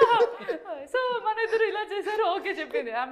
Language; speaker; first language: Telugu; non-native, learner; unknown